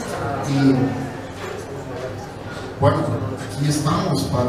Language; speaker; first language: Spanish; non-native, fluent; English